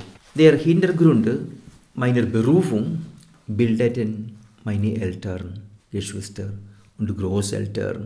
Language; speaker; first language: German; non-native, fluent; Malayalam